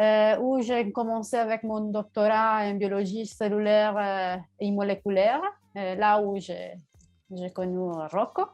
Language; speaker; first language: French; non-native, learner; Italian